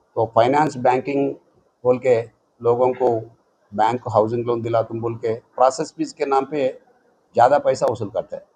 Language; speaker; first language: Hindi; non-native, local second language; Telugu